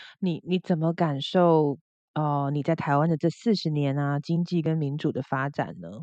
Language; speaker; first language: Chinese; native; Chinese